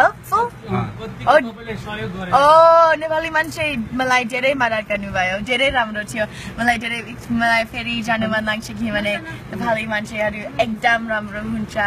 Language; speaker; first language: Nepali; non-native, learner; English